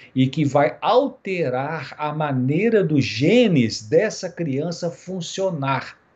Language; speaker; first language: Portuguese; native; Portuguese